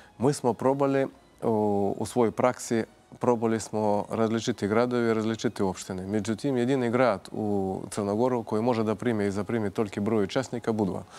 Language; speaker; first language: Croatian; non-native, fluent; Russian